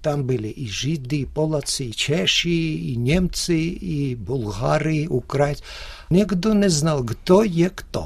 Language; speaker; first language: Czech; early bilingual, heritage; Russian